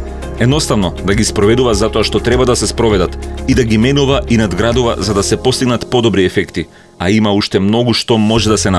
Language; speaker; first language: Macedonian; native; Macedonian